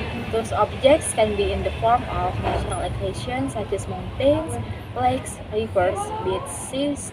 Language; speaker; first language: English; non-native, learner; Indonesian